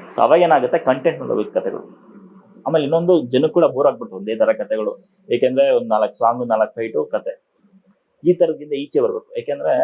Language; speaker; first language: Kannada; non-native, local second language; Telugu